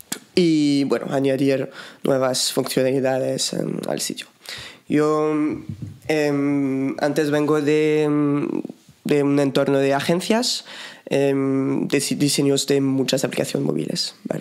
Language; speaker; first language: Spanish; non-native, fluent; French